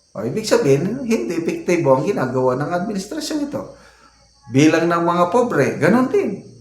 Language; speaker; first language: Filipino; non-native, local second language; Cebuano